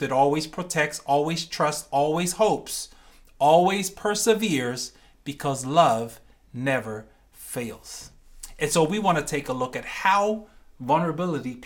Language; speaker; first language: English; native; English